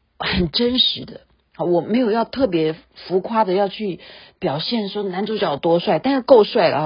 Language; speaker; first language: Chinese; native; Chinese